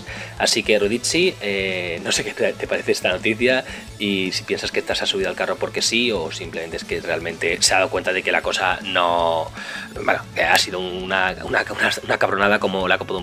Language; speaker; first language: Spanish; native; Spanish